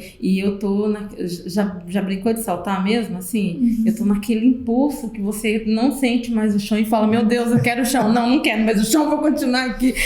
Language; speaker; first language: Portuguese; native; Portuguese